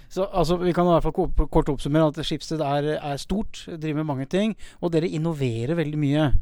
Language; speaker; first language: Norwegian; native; Norwegian